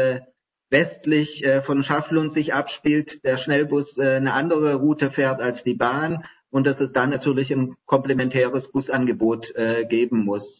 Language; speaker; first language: German; native; German